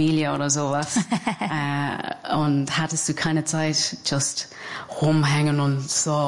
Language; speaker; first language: German; non-native, fluent; English